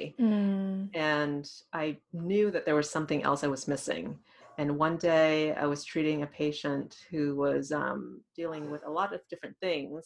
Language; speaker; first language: English; non-native, fluent; Thai